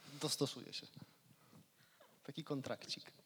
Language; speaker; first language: Polish; native; Polish